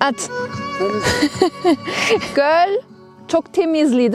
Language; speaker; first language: Turkish; non-native, learner; German